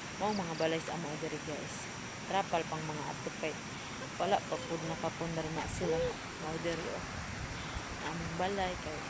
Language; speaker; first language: Cebuano; non-native, local second language; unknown